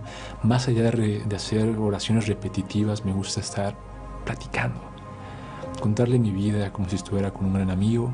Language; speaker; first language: Spanish; native; Spanish